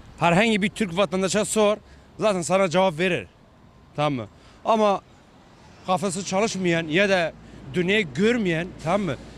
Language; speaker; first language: Turkish; non-native, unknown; Arabic